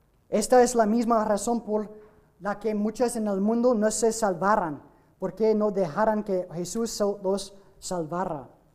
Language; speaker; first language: Spanish; non-native, learner; English